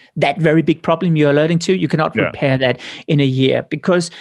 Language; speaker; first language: English; non-native, fluent; Danish